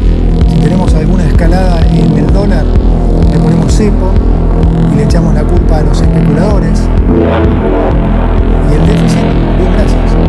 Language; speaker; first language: Spanish; native; Spanish